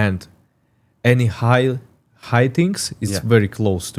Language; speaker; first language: English; non-native, learner; Russian